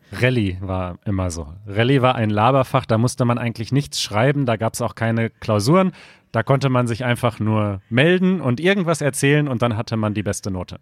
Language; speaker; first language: German; native; German